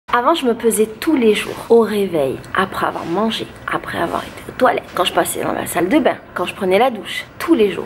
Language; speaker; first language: French; native; French